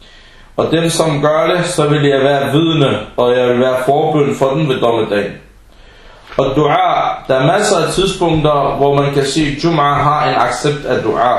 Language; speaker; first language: Danish; non-native, fluent; Arabic